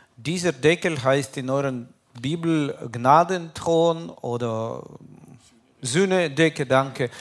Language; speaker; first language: German; non-native, fluent; Russian